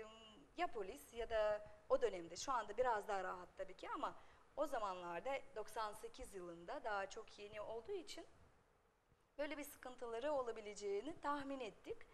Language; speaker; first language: Turkish; non-native, fluent; Russian